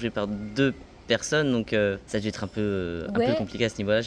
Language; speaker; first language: French; native; French